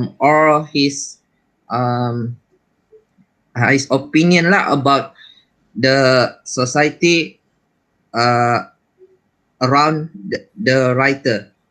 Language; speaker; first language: English; non-native, learner; Malay